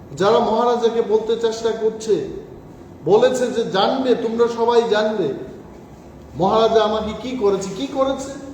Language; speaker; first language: Bangla; non-native, local second language; Kok Borok